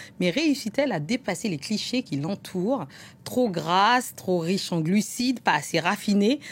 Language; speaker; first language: French; non-native, local second language; Wolof